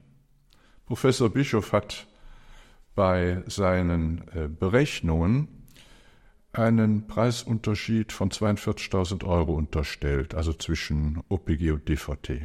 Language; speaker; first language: German; native; German